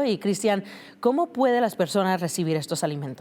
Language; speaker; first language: Spanish; native; Spanish